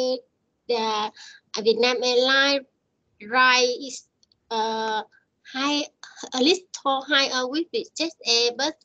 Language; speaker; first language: English; non-native, learner; Vietnamese